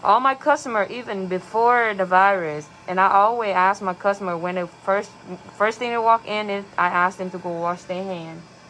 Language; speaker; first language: English; non-native, fluent; Vietnamese